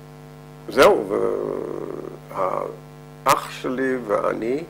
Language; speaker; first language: Hebrew; non-native, fluent; Dutch